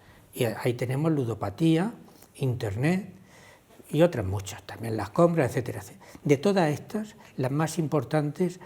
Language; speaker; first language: Spanish; native; Spanish